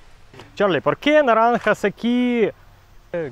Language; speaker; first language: Spanish; non-native, learner; Russian